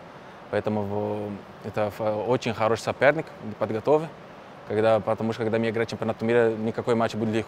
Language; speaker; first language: Russian; non-native, learner; Portuguese